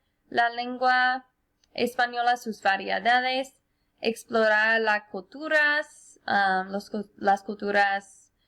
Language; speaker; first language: Spanish; non-native, fluent; English